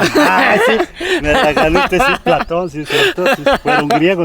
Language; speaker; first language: Spanish; native; Spanish